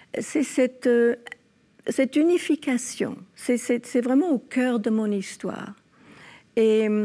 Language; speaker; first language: French; non-native, fluent; English